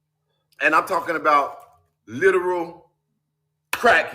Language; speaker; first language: English; native; English